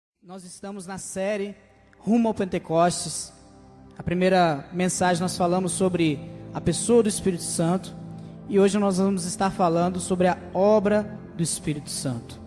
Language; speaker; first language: Portuguese; native; Portuguese